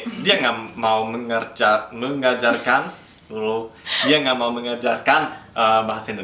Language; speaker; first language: Indonesian; non-native, learner; German